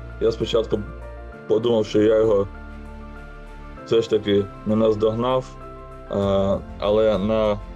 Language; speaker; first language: Ukrainian; non-native, local second language; Russian